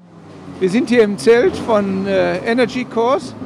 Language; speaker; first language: German; native; German